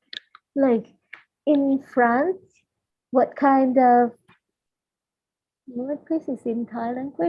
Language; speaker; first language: English; non-native, fluent; Thai